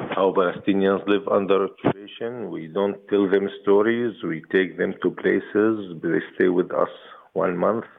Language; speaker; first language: English; non-native, fluent; Arabic